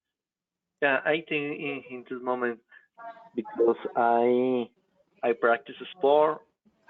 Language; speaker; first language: English; non-native, local second language; Spanish